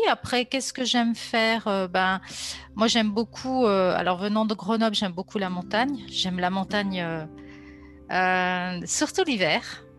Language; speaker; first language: French; native; French